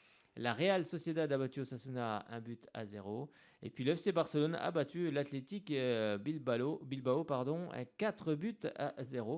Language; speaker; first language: French; native; French